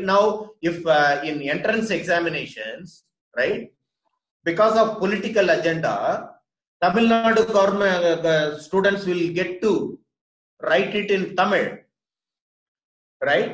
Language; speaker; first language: English; non-native, local second language; Tamil